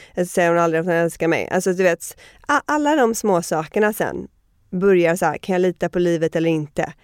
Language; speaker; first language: Swedish; early bilingual, heritage; Swedish